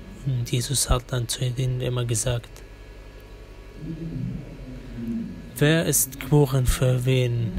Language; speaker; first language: German; non-native, fluent; Arabic